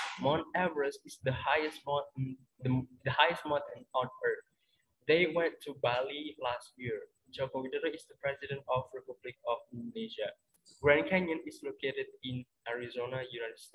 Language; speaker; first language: English; non-native, fluent; Indonesian